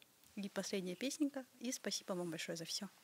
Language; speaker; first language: Russian; native; Russian